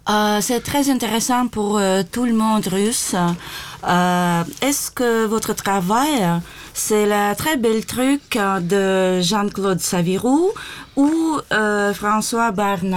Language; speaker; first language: French; non-native, learner; Russian